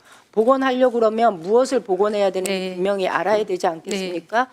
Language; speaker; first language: Korean; native; Korean